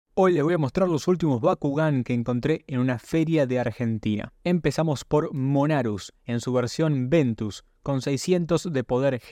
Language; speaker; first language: Spanish; native; Spanish